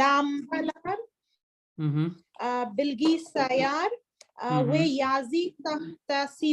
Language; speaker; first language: Turkish; non-native, learner; Urdu